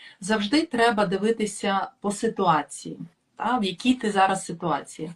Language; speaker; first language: Ukrainian; non-native, local second language; Russian